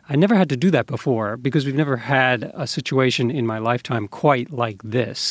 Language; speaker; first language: English; native; English